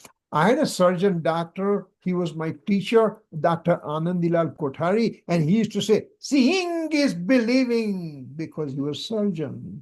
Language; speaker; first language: English; non-native, local second language; Gujarati